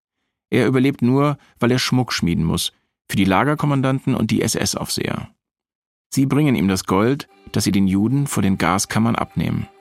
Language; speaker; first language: German; native; German